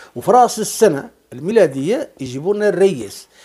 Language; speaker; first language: Arabic; native; Arabic